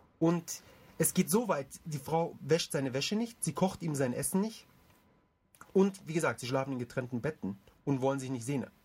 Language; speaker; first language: German; early bilingual, other home language; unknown